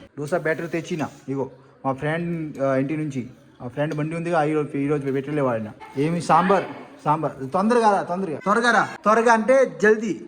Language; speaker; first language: Telugu; non-native, learner; Hindi